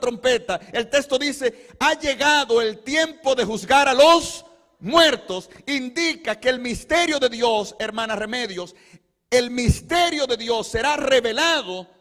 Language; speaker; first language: Spanish; native; Spanish